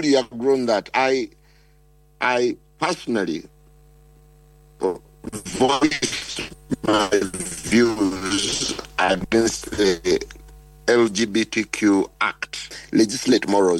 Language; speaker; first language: English; non-native, local second language; Ganda